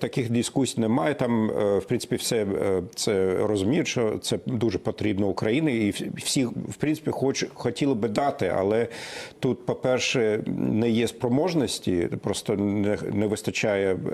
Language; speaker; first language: Ukrainian; non-native, fluent; German